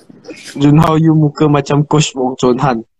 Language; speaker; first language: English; non-native, local second language; Chinese